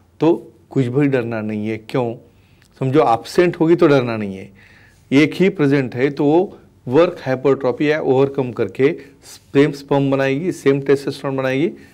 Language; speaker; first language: Hindi; non-native, local second language; Marathi